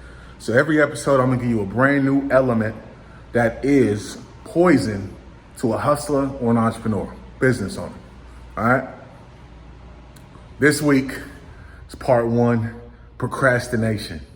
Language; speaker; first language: English; native; English